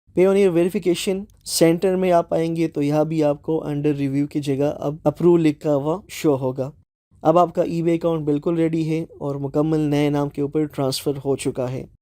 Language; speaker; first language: Urdu; non-native, local second language; Punjabi